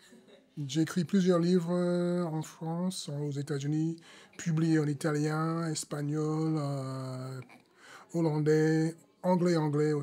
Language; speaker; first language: French; non-native, fluent; English